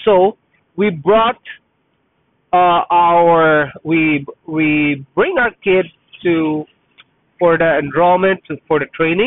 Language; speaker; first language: English; non-native, local second language; Filipino